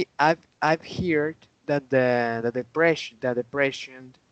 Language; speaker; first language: English; non-native, learner; Spanish